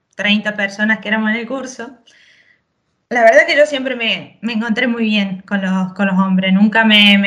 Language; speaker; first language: Spanish; native; Spanish